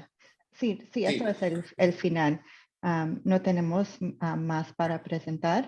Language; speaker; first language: Spanish; non-native, fluent; English